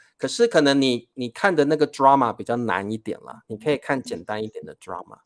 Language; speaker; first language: Chinese; native; Chinese